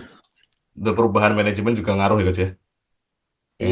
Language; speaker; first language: Indonesian; native; Indonesian